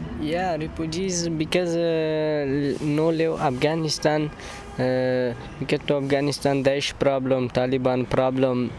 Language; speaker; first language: English; non-native, learner; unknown